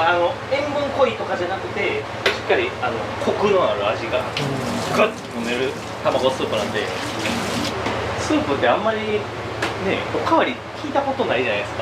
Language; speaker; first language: Japanese; native; Japanese